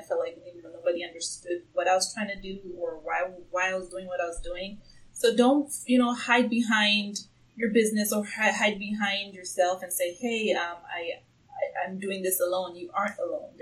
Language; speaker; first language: English; non-native, local second language; Swahili